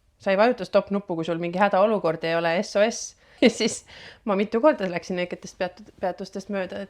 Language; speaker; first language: Estonian; native; Estonian